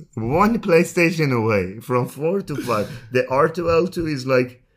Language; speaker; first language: English; non-native, fluent; Persian